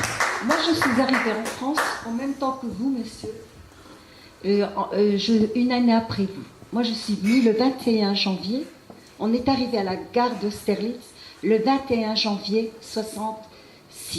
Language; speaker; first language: French; early bilingual, other home language; Portuguese